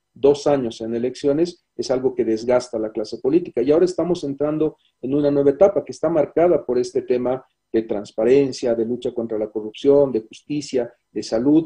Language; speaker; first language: Spanish; native; Spanish